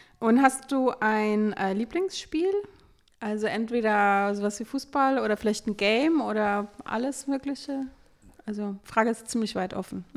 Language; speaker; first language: German; native; German